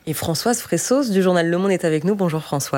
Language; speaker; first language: French; native; French